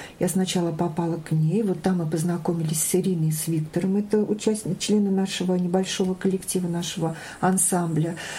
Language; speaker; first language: Russian; native; Russian